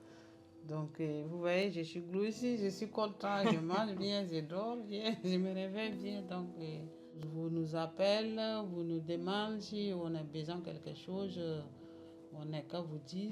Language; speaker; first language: French; non-native, learner; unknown